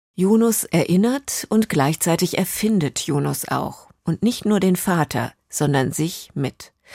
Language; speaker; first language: German; native; German